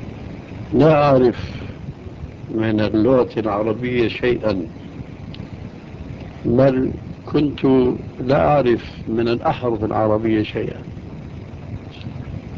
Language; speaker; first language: Arabic; native; Arabic